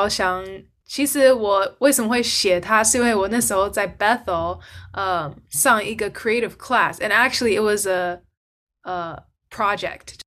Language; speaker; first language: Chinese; early bilingual, heritage; Chinese